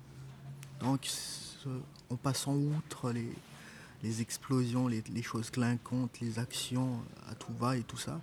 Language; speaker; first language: French; non-native, local second language; Malagasy